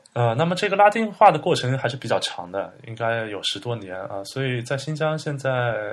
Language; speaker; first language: Chinese; native; Chinese